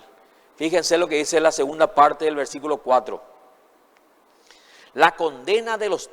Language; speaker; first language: Spanish; native; Spanish